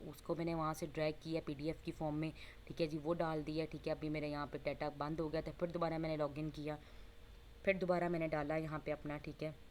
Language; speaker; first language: Hindi; non-native, local second language; Punjabi